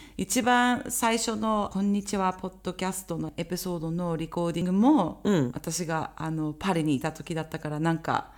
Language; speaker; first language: Japanese; native; Japanese